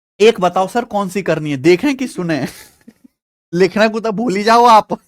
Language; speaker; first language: Hindi; native; Hindi